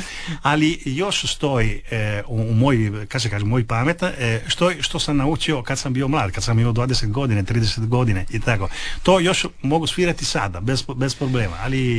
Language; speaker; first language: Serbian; early bilingual, heritage; Italian